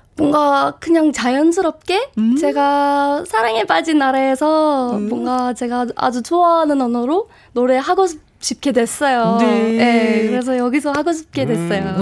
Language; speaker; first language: Korean; non-native, fluent; English